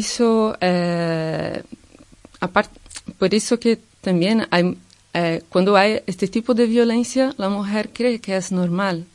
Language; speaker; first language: Spanish; non-native, fluent; Portuguese